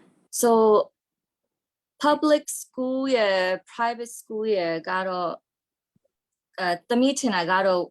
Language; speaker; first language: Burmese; non-native, local second language; Hakha Chin